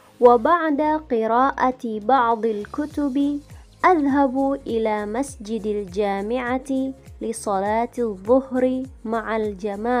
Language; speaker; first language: Arabic; non-native, learner; Indonesian